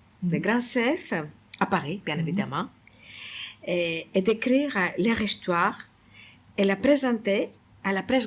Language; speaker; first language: French; non-native, fluent; Greek